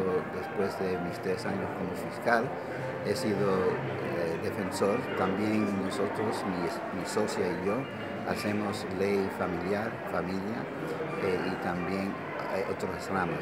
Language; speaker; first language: Spanish; non-native, learner; English